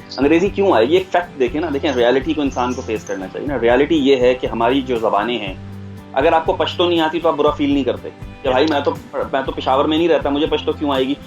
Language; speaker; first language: Urdu; non-native, local second language; Punjabi